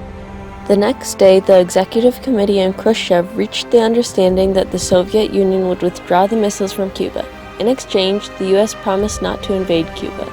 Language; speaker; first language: English; native; English